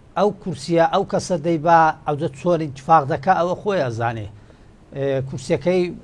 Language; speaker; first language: Central Kurdish; non-native, local second language; Turkish